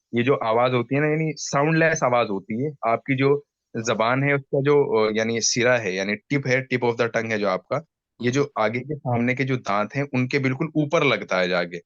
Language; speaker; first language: Hindi; native; Hindi